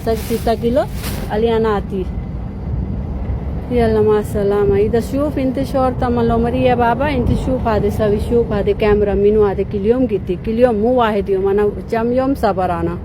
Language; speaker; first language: Arabic; non-native, learner; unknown